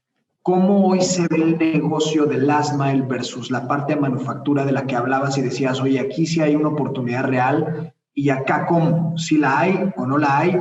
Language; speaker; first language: Spanish; native; Spanish